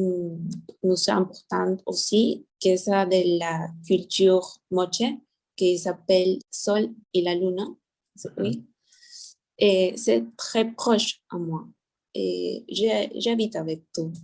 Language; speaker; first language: French; non-native, learner; Spanish